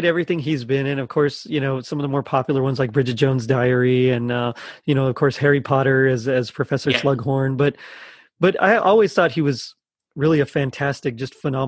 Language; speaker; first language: English; native; English